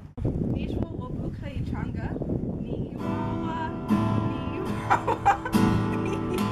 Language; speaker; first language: Chinese; non-native, learner; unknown